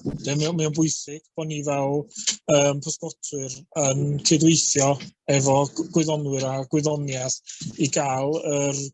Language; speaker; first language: Welsh; native; Welsh